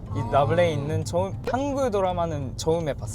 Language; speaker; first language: Korean; non-native, learner; Japanese